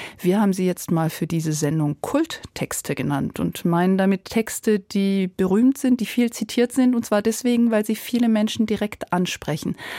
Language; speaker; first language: German; native; German